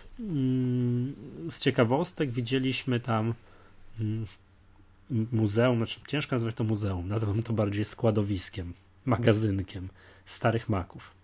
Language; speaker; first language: Polish; native; Polish